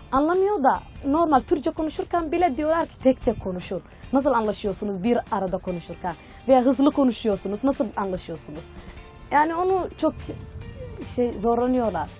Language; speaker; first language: Turkish; non-native, fluent; Somali